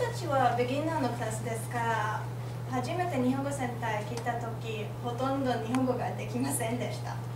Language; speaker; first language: Japanese; non-native, learner; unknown